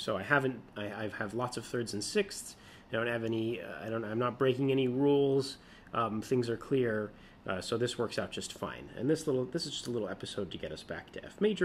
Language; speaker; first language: English; native; English